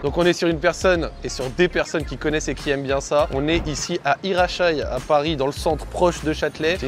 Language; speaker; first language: French; native; French